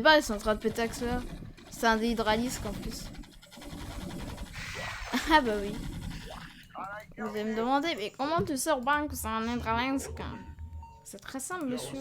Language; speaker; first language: French; native; French